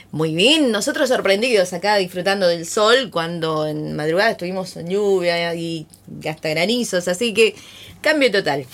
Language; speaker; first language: Spanish; native; Spanish